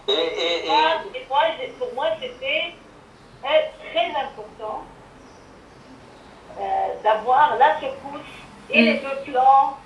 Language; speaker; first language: French; non-native, fluent; Arabic